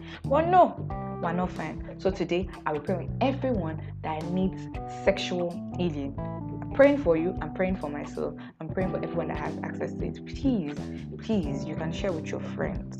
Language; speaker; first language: English; non-native, local second language; Yoruba